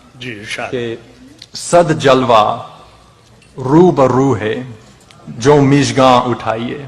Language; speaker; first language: Urdu; non-native, fluent; English